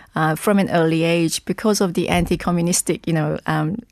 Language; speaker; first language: English; non-native, fluent; Korean